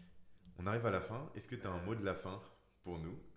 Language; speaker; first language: French; native; French